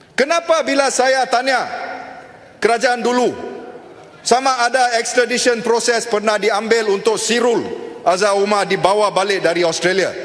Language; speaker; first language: Malay; non-native, local second language; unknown